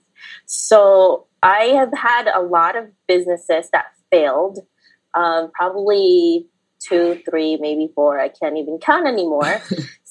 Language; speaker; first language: English; early bilingual, other home language; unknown